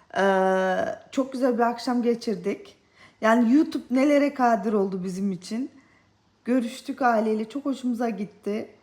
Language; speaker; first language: Turkish; native; Turkish